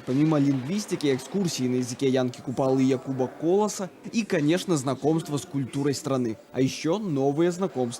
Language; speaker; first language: Russian; native; Russian